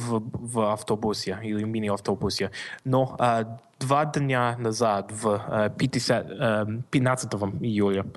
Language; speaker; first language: Russian; non-native, learner; English